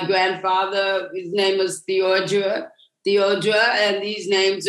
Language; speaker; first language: English; native; English